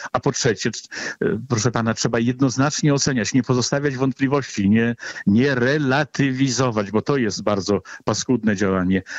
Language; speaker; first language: Polish; native; Polish